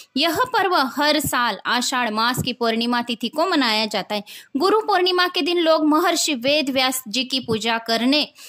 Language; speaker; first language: Hindi; non-native, local second language; Marathi